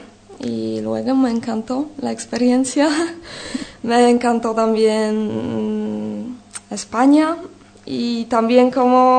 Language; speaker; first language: Spanish; non-native, fluent; Polish